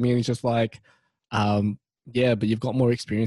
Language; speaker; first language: English; native; English